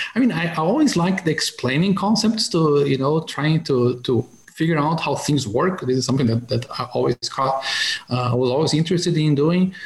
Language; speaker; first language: English; non-native, fluent; Portuguese